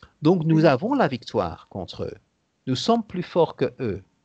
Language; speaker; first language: French; native; French